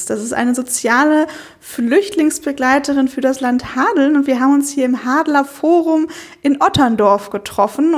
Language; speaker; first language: German; native; German